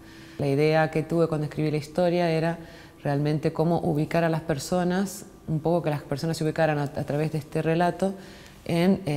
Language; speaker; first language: Spanish; native; Spanish